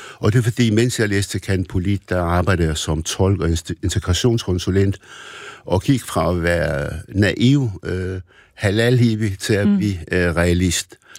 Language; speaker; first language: Danish; early bilingual, other home language; Arabic